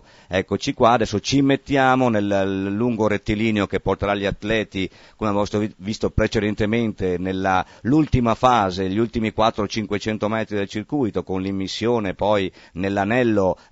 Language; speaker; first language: Italian; native; Italian